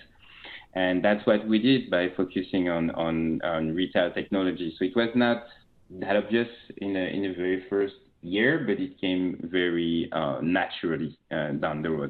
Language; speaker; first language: English; non-native, fluent; French